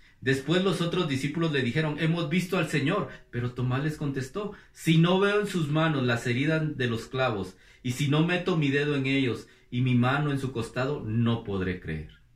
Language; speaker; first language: Spanish; native; Spanish